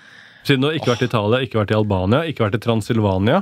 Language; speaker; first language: Norwegian; native; Norwegian